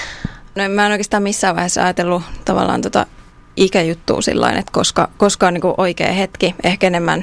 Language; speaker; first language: Finnish; native; Finnish